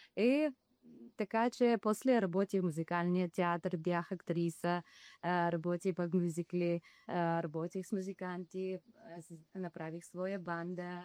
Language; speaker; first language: Bulgarian; early bilingual, heritage; Bulgarian